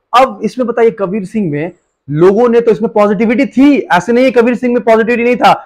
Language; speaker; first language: Hindi; native; Hindi